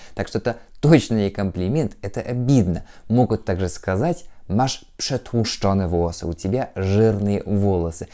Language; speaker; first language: Russian; non-native, fluent; Polish